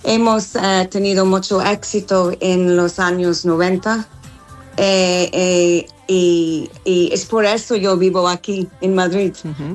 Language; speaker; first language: Spanish; non-native, learner; English